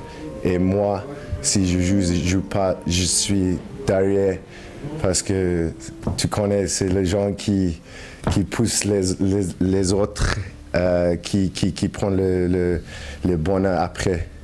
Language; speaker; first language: French; non-native, learner; English